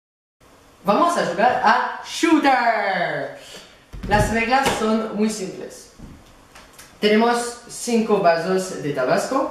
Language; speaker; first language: Spanish; non-native, learner; French